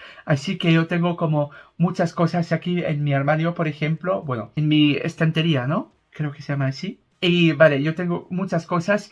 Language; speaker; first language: Spanish; non-native, fluent; French